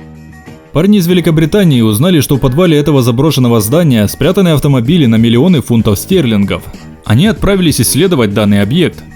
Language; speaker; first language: Russian; native; Russian